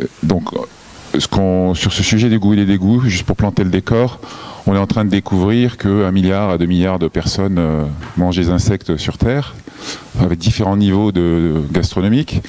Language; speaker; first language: French; native; French